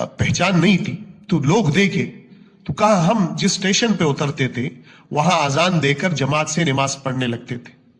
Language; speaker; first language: Urdu; non-native, local second language; Punjabi